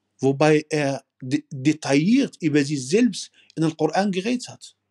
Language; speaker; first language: German; non-native, fluent; Arabic